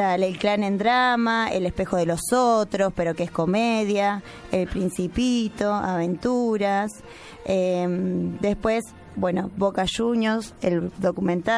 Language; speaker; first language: Spanish; native; Spanish